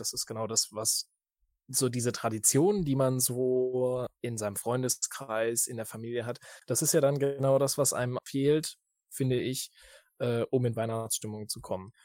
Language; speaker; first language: German; native; German